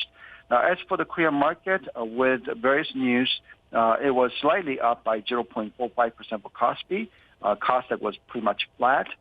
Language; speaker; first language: English; non-native, fluent; Korean